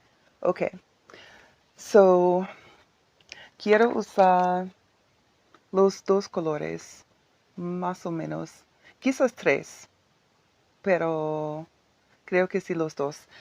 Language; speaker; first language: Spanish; non-native, learner; English